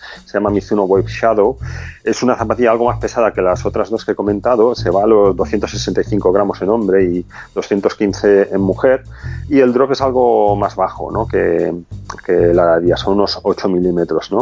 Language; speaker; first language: Spanish; native; Spanish